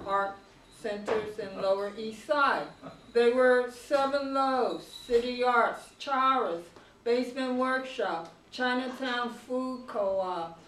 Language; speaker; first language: English; native; English